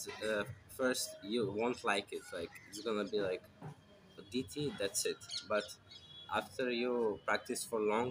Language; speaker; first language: English; non-native, fluent; Russian